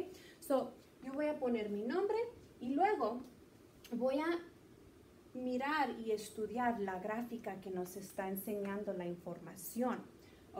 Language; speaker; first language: Spanish; early bilingual, heritage; Spanish